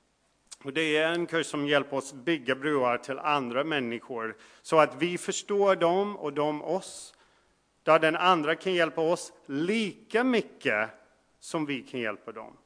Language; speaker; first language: Swedish; non-native, fluent; English